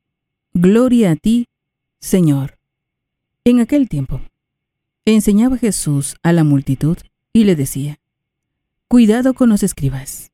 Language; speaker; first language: Spanish; native; Spanish